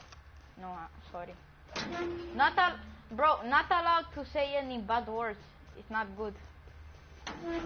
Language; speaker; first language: English; non-native, learner; Greek